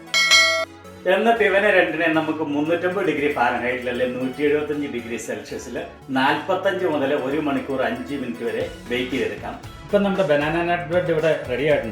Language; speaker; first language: Malayalam; native; Malayalam